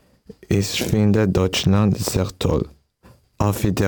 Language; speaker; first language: German; non-native, learner; French